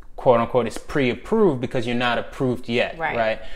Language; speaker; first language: English; native; English